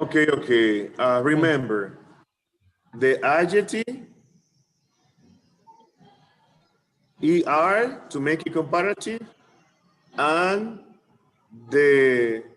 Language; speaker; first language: English; non-native, fluent; Spanish